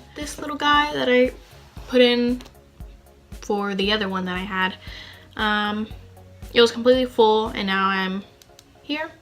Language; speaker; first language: English; native; English